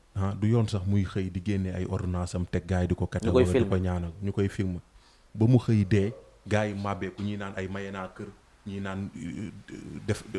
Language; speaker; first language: Wolof; non-native, local second language; Serer